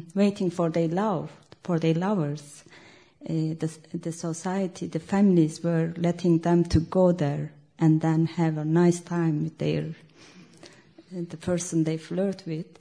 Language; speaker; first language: English; non-native, learner; Kurdish